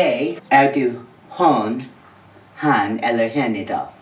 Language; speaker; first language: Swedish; non-native, learner; English